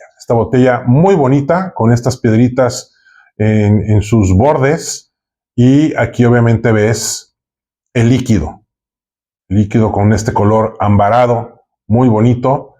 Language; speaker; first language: Spanish; native; Spanish